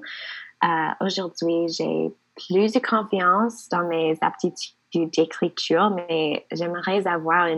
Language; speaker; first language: French; non-native, local second language; English